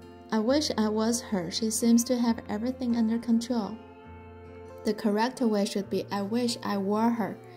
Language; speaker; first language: English; non-native, fluent; Chinese